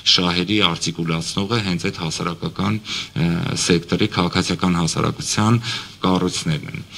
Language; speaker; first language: Armenian; native; Armenian